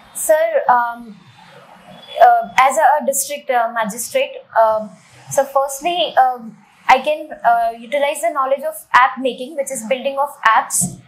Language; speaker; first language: English; non-native, local second language; Hindi